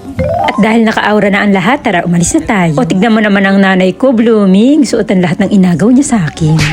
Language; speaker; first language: Filipino; native; Filipino